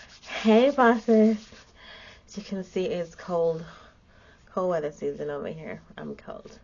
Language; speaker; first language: English; native; English